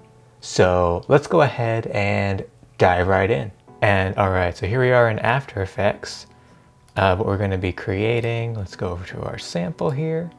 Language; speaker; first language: English; native; English